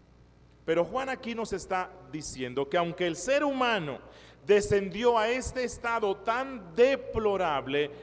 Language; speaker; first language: Spanish; native; Spanish